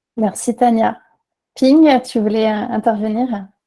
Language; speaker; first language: French; native; French